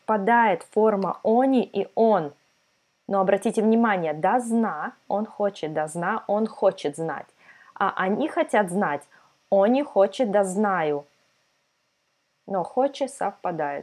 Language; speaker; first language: Russian; non-native, fluent; Serbian